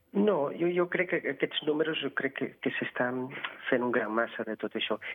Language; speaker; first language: Catalan; non-native, fluent; Portuguese